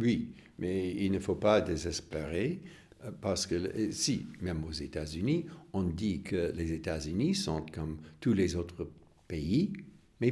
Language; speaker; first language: French; non-native, fluent; English